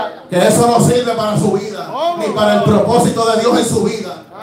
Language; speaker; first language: Spanish; early bilingual, heritage; Spanish